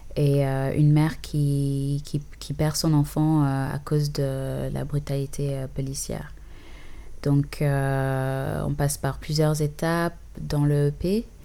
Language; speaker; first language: French; early bilingual, other home language; English